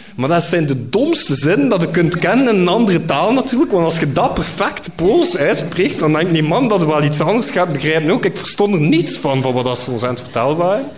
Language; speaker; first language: Dutch; native; Dutch